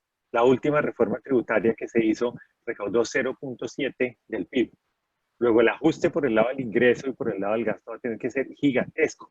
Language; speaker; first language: Spanish; native; Spanish